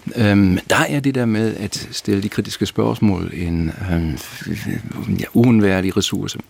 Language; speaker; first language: Danish; non-native, fluent; German